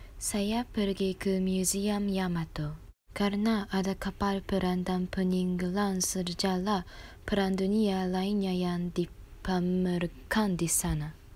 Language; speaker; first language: Indonesian; non-native, learner; Japanese